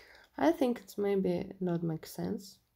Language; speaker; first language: English; non-native, learner; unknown